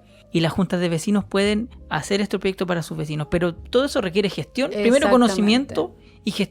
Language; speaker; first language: Spanish; native; Spanish